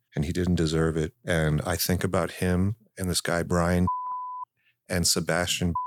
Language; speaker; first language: English; early bilingual, other home language; Spanish